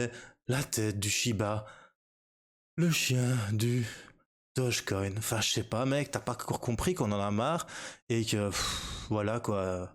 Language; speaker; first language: French; native; French